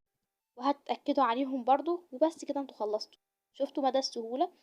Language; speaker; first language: Arabic; native; Arabic